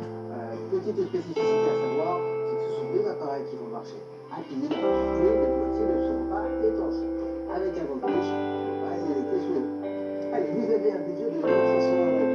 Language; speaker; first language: French; native; French